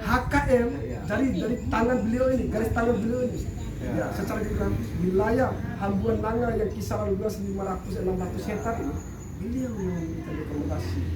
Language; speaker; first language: Indonesian; non-native, local second language; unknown